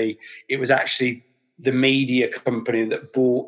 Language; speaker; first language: English; native; English